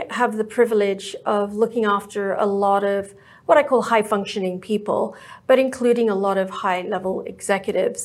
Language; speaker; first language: English; native; English